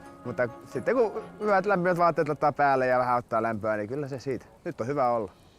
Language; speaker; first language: Finnish; native; Finnish